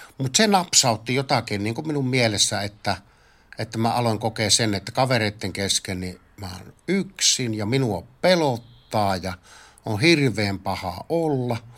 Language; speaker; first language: Finnish; native; Finnish